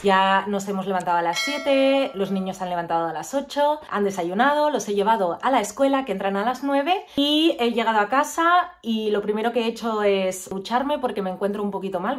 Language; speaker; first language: Spanish; native; Spanish